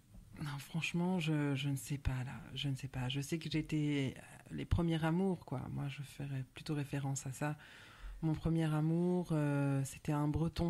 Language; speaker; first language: French; native; French